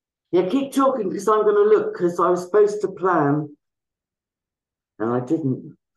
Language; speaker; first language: English; native; English